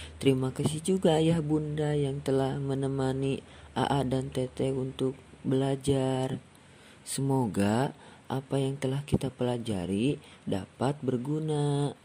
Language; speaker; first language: Indonesian; native; Indonesian